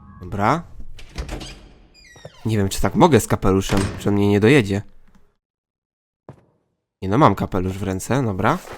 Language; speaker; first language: Polish; native; Polish